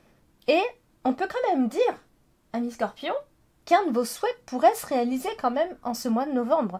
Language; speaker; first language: French; native; French